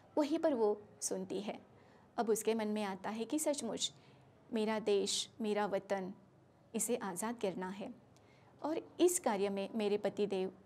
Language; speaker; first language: Hindi; non-native, local second language; Marathi